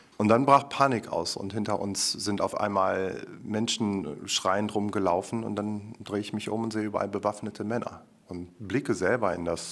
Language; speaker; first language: German; native; German